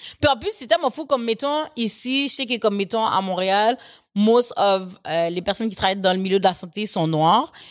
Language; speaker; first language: French; native; French